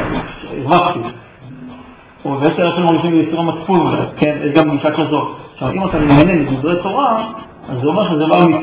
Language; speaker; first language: Hebrew; native; Hebrew